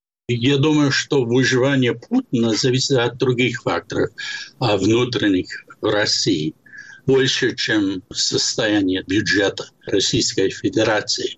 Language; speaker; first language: Russian; non-native, fluent; English